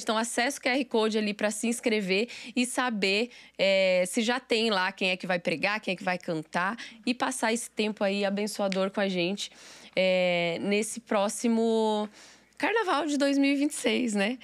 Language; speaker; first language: Portuguese; native; Portuguese